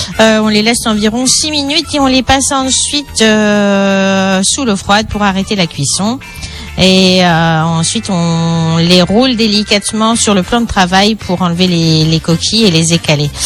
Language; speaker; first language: French; native; French